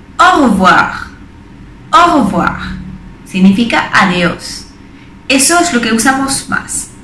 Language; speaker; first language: Spanish; non-native, fluent; French